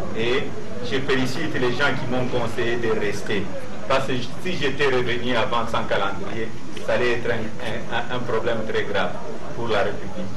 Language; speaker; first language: French; non-native, local second language; Swahili